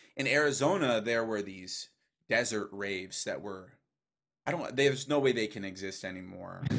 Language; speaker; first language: English; native; English